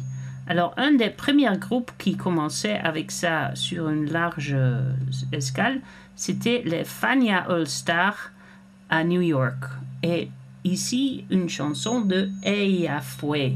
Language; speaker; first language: French; non-native, fluent; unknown